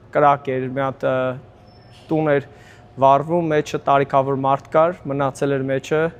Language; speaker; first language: Armenian; early bilingual, heritage; Armenian